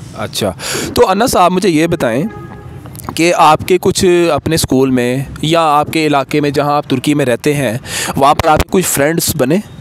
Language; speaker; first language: Urdu; native; Urdu